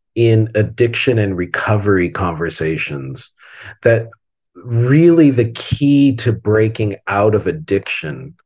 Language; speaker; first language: English; native; English